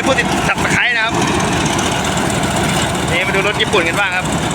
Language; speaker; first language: Thai; native; Thai